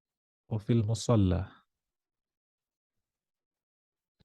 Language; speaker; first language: Arabic; non-native, fluent; English